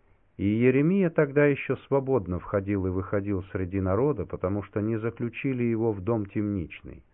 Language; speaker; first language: Russian; native; Russian